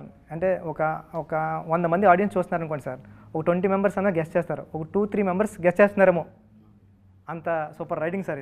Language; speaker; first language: Telugu; native; Telugu